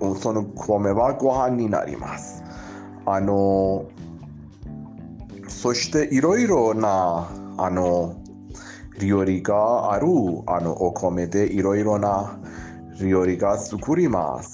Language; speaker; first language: Japanese; non-native, learner; Persian